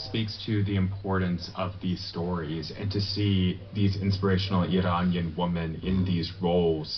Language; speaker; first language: English; native; English